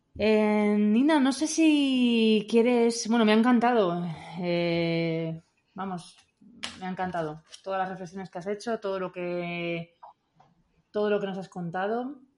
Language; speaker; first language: Spanish; native; Spanish